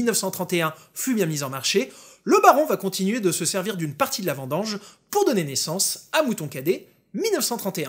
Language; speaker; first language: French; native; French